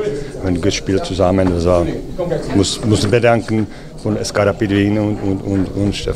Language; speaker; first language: German; non-native, learner; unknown